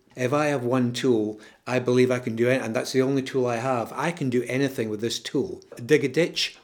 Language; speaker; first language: English; native; English